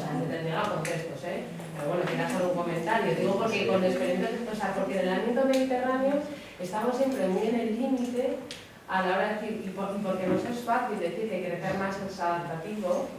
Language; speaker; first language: Spanish; native; Spanish